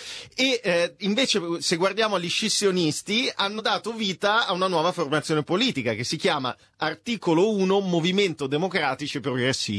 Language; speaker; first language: Italian; native; Italian